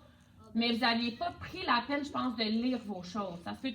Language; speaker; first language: French; native; French